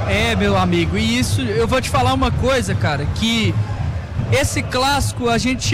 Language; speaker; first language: Portuguese; native; Portuguese